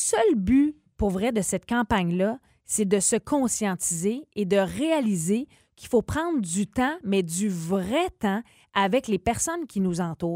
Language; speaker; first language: French; native; French